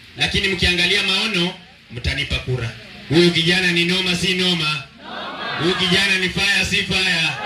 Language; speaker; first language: Swahili; non-native, local second language; Luyia